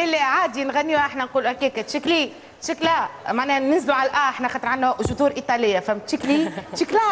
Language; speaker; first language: Arabic; native; Arabic